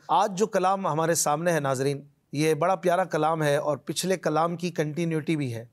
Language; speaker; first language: Urdu; native; Urdu